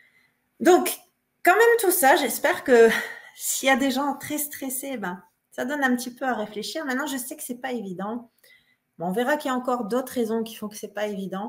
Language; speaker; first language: French; native; French